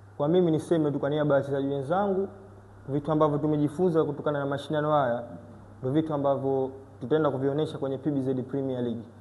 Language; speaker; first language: Swahili; native; Swahili